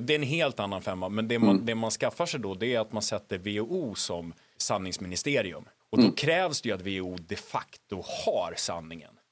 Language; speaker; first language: Swedish; native; Swedish